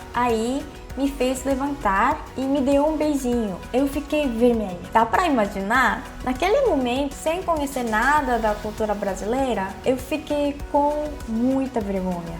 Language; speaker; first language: Portuguese; non-native, fluent; Korean